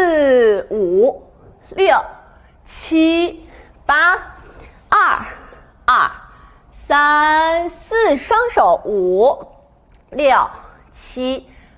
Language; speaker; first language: Chinese; native; Chinese